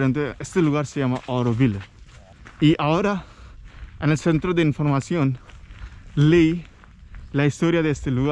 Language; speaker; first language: Spanish; non-native, fluent; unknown